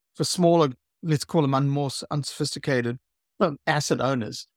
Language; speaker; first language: English; native; English